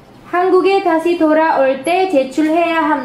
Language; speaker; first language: Korean; non-native, fluent; Indonesian